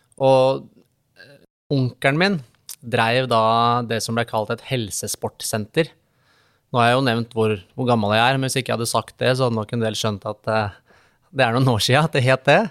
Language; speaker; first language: Norwegian; native; Norwegian